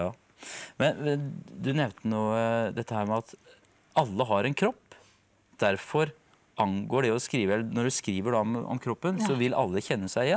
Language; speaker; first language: Norwegian; native; Norwegian